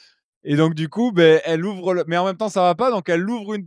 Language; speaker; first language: French; native; French